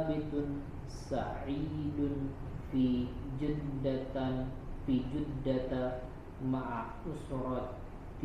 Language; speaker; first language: Arabic; non-native, learner; Indonesian